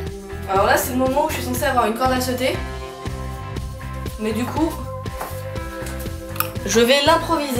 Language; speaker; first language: French; native; French